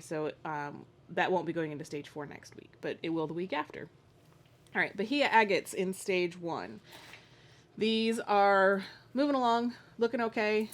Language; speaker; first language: English; native; English